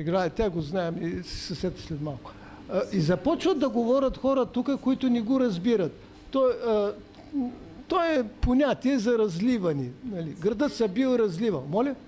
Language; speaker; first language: Bulgarian; native; Bulgarian